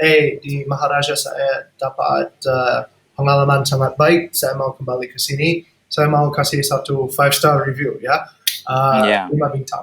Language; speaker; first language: Indonesian; non-native, fluent; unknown